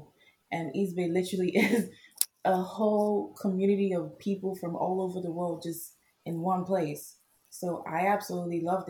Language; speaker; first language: English; non-native, local second language; Igbo